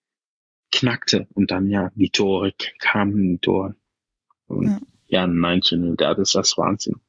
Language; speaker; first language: German; non-native, fluent; Dutch